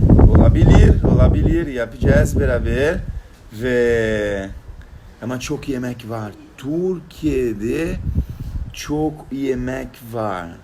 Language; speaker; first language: Turkish; non-native, learner; Portuguese